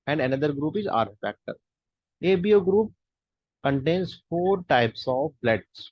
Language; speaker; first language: English; non-native, local second language; Hindi